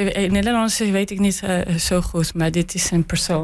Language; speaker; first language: Dutch; non-native, learner; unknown